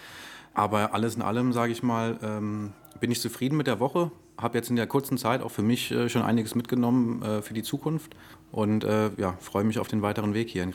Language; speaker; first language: German; native; German